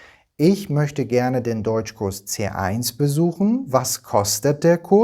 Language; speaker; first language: German; non-native, fluent; Persian